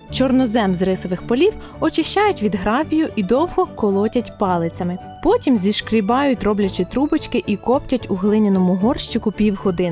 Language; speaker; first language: Ukrainian; native; Ukrainian